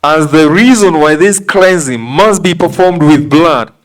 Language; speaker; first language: English; non-native, local second language; Swahili